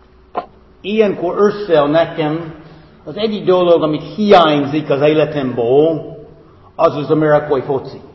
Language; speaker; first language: Hungarian; non-native, fluent; English